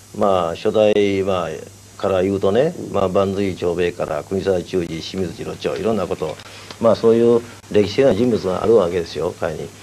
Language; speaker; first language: Japanese; early bilingual, other home language; Korean